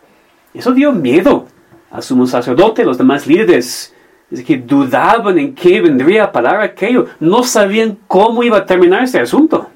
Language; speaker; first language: Spanish; non-native, fluent; English